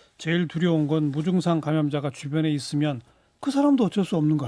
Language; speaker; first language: Korean; native; Korean